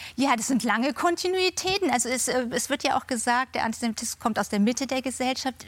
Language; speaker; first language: German; native; German